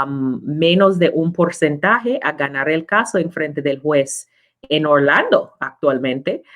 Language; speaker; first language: Spanish; non-native, learner; English